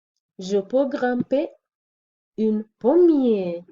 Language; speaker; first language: French; non-native, fluent; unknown